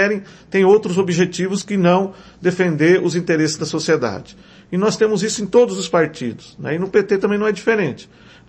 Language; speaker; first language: Portuguese; native; Portuguese